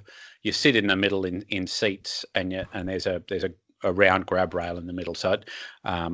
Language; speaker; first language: English; native; English